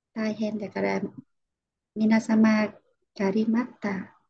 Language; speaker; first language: Japanese; non-native, learner; Vietnamese